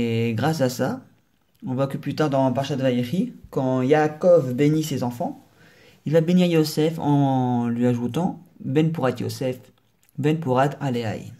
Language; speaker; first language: French; native; French